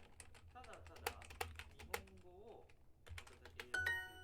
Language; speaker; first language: Japanese; native; Japanese